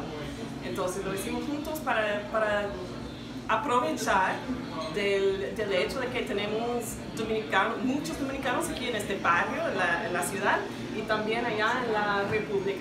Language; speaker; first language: Spanish; non-native, fluent; English